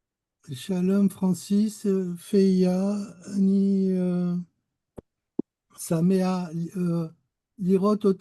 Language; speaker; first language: Hebrew; non-native, learner; French